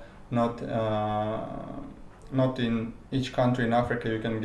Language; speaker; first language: English; non-native, learner; Russian